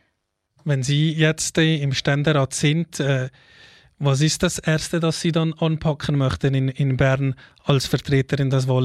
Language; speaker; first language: German; native; German